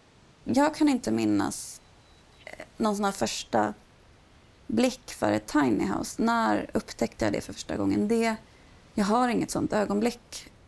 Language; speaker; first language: Swedish; native; Swedish